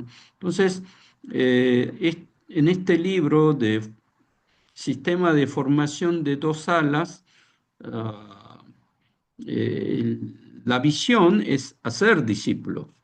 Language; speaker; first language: Spanish; non-native, fluent; Korean